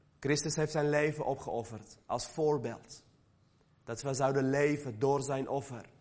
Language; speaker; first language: Dutch; early bilingual, other home language; Armenian